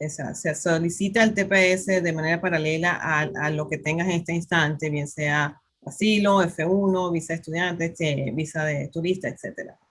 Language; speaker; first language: Spanish; native; Spanish